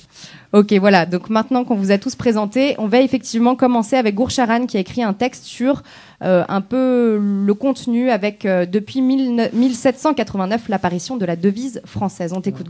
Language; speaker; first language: French; native; French